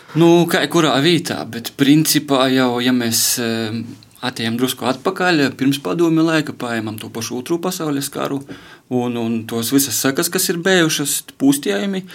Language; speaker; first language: Latvian; native; Latvian